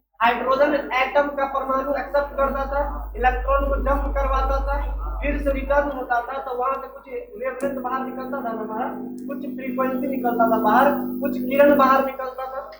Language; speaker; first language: Hindi; native; Hindi